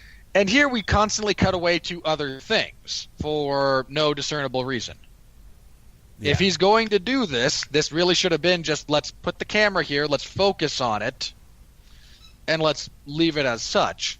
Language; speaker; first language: English; native; English